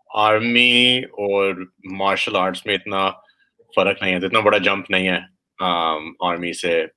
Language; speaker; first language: Urdu; early bilingual, heritage; Urdu